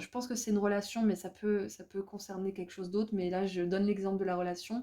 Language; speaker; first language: French; native; French